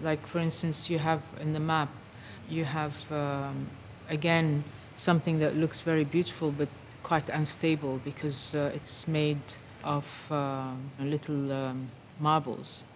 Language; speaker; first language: English; non-native, fluent; Arabic